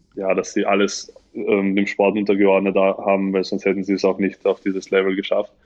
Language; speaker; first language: German; native; German